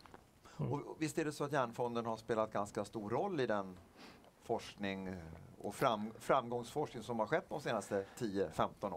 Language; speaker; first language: Swedish; native; Swedish